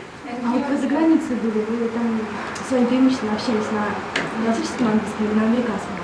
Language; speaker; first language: Russian; native; Russian